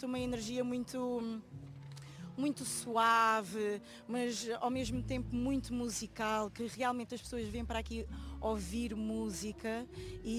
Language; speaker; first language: Portuguese; native; Portuguese